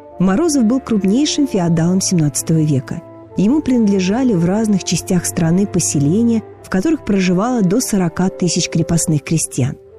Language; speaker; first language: Russian; native; Russian